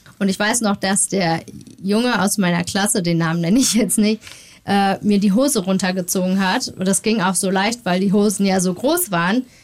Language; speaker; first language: German; early bilingual, other home language; Turkish